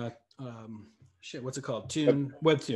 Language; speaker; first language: English; native; English